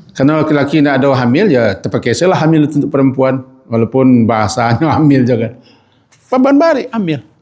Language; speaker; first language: Malay; non-native, local second language; Minangkabau